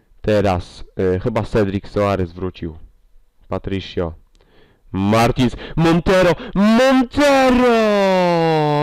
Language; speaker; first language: Polish; native; Polish